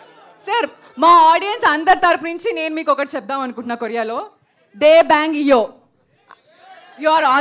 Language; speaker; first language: Telugu; native; Telugu